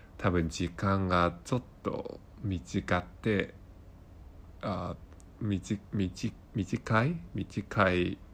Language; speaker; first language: Japanese; non-native, learner; Cantonese